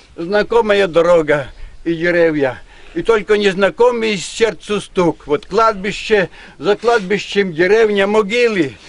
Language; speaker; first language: Russian; non-native, local second language; Ukrainian